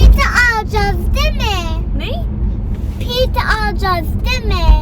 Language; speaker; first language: Turkish; early bilingual, heritage; Turkish